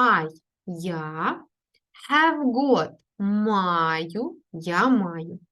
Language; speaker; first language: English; non-native, fluent; Ukrainian